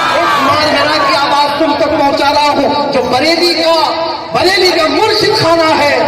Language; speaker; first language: Urdu; native; Urdu